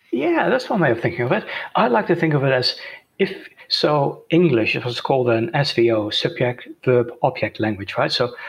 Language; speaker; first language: English; non-native, fluent; Dutch